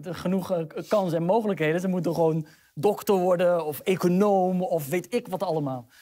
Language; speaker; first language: Dutch; early bilingual, other home language; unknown